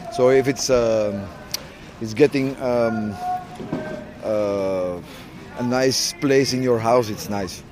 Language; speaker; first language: English; non-native, learner; French